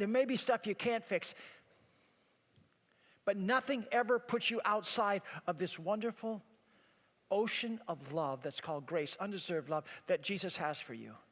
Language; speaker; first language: English; native; English